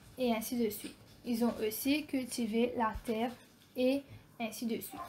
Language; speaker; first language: French; non-native, local second language; Morisyen